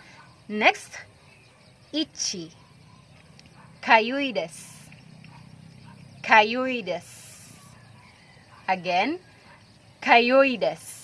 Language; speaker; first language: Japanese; non-native, fluent; Filipino